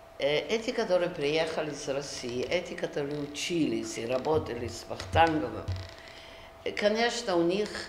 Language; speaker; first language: Russian; early bilingual, other home language; Yiddish